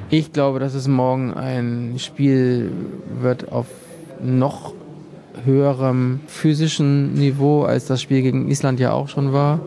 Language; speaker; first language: German; native; German